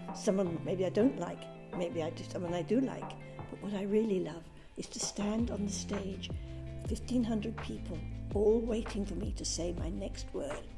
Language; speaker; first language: English; native; English